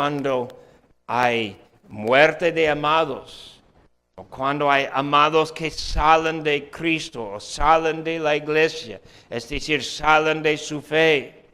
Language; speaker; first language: Spanish; non-native, fluent; English